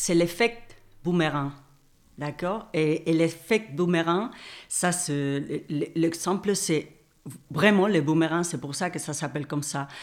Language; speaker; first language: French; non-native, fluent; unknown